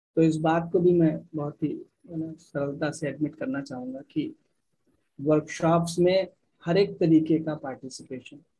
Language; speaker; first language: Hindi; native; Hindi